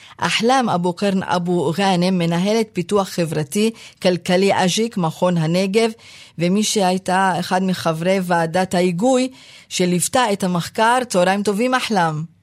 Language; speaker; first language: Hebrew; non-native, local second language; Arabic